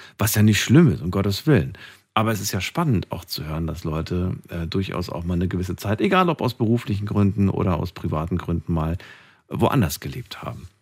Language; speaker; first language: German; native; German